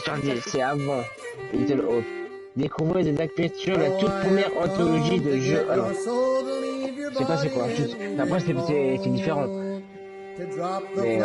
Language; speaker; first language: French; native; French